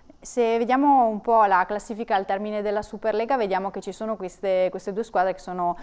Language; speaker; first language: Italian; native; Italian